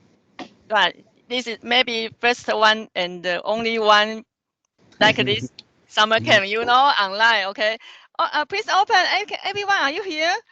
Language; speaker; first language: English; non-native, fluent; Chinese